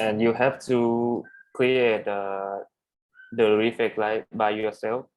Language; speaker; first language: English; non-native, learner; Thai